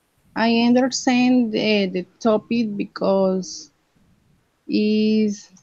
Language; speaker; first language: English; non-native, learner; Spanish